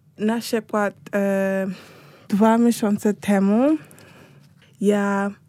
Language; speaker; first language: Polish; non-native, learner; Shona